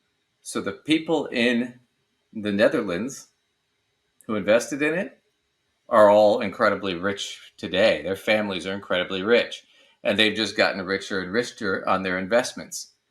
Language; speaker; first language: English; native; English